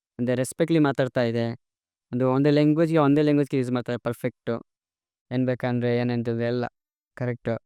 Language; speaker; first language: Kannada; non-native, learner; Assamese